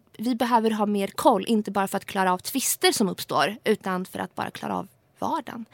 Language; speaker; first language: Swedish; early bilingual, other home language; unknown